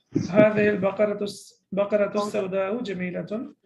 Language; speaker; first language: Arabic; non-native, fluent; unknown